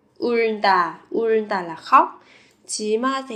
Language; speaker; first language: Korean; non-native, fluent; Vietnamese